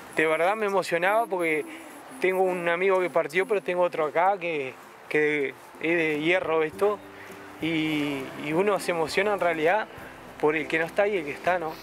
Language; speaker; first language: Spanish; native; Spanish